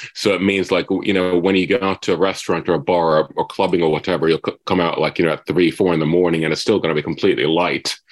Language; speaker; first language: English; non-native, fluent; Finnish